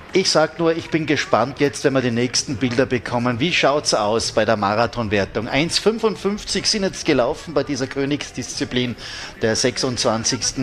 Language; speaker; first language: German; native; German